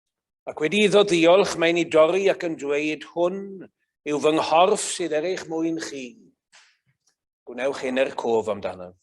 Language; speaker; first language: Welsh; native; Welsh